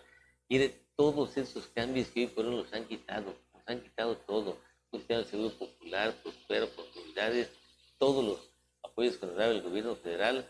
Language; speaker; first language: Spanish; native; Spanish